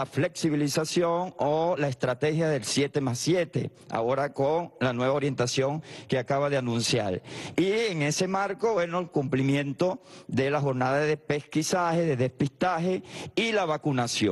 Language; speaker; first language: Spanish; native; Spanish